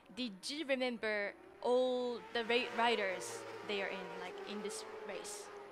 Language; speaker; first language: English; non-native, fluent; Japanese